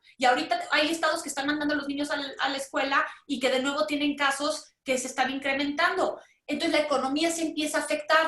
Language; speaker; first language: Spanish; native; Spanish